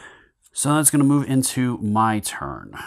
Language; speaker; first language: English; native; English